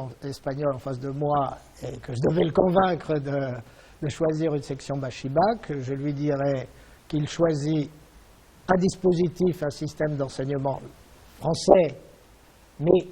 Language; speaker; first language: French; native; French